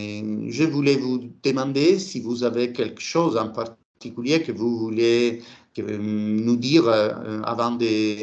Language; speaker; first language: French; non-native, fluent; Italian